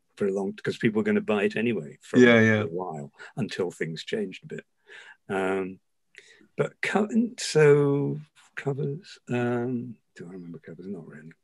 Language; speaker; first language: English; native; English